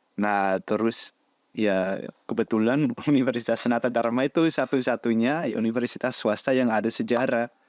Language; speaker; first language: Indonesian; non-native, fluent; Dutch